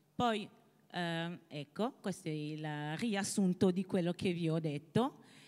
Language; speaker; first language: Italian; non-native, fluent; French